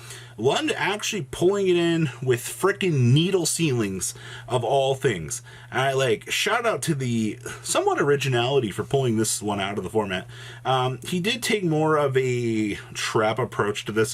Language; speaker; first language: English; native; English